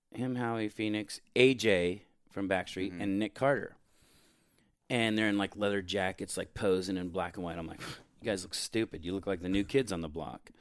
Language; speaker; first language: English; native; English